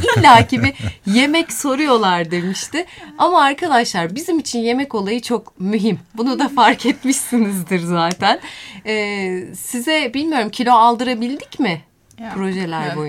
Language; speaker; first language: Turkish; native; Turkish